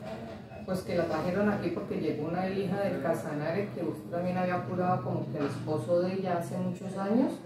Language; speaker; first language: Spanish; native; Spanish